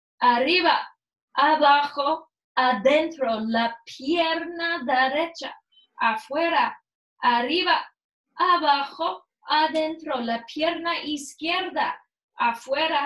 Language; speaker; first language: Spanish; non-native, learner; English